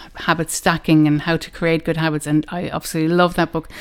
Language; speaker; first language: English; non-native, fluent; German